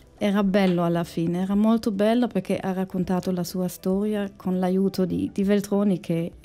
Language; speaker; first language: Italian; non-native, fluent; German